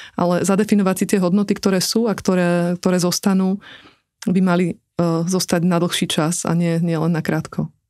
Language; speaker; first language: Slovak; native; Slovak